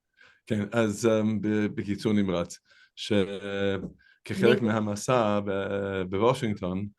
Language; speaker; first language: Hebrew; non-native, fluent; English